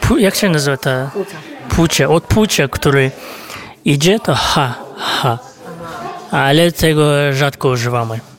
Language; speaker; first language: Polish; non-native, fluent; Kazakh